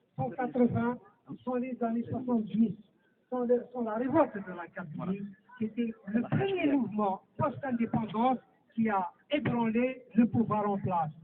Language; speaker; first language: French; non-native, local second language; Kabyle